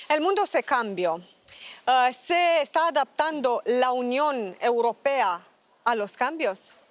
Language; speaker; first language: Spanish; non-native, learner; Romanian